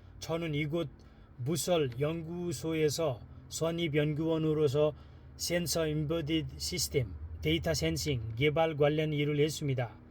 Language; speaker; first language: Korean; non-native, fluent; Nepali